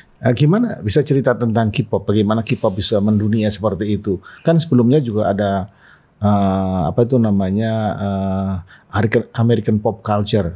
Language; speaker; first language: Indonesian; native; Indonesian